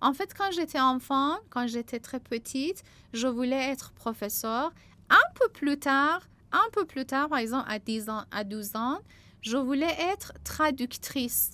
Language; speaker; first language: French; non-native, fluent; Persian